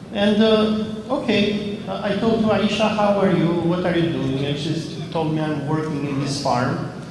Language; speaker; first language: English; non-native, fluent; Albanian